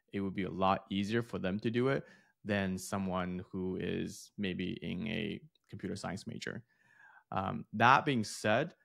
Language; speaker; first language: English; early bilingual, other home language; Chinese